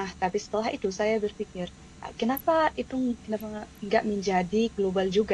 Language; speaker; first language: Indonesian; non-native, fluent; Arabic